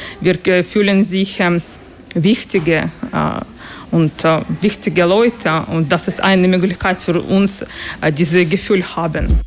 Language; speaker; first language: German; non-native, learner; Ukrainian